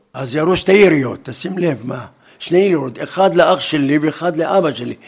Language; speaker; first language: Hebrew; non-native, fluent; Arabic